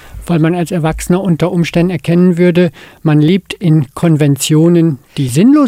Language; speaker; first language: German; native; German